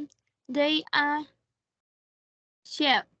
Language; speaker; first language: English; non-native, learner; Thai